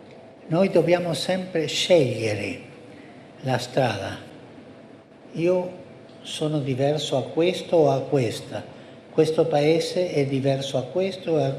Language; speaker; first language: Italian; non-native, fluent; Spanish